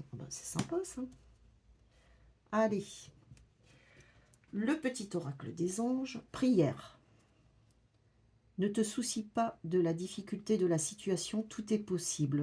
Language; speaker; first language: French; native; French